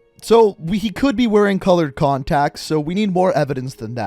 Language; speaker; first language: English; native; English